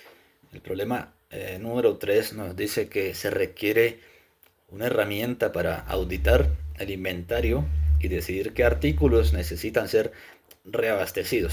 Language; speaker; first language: Spanish; native; Spanish